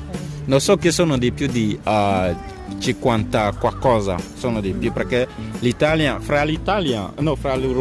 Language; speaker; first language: Italian; non-native, fluent; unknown